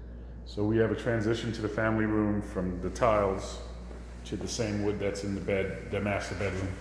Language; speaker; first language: English; native; English